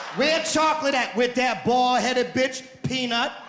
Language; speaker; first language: English; native; English